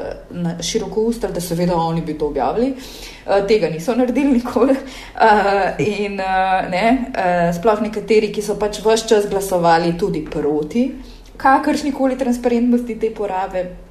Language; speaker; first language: Slovenian; native; Slovenian